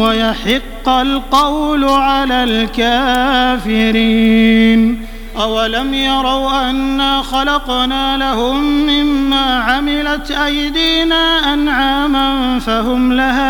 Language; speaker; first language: Arabic; native; Arabic